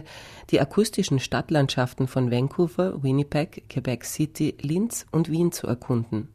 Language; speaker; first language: German; native; German